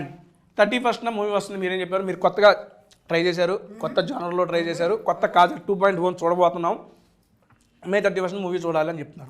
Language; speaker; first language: Telugu; native; Telugu